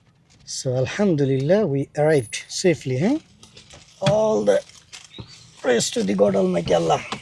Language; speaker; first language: English; non-native, learner; Bangla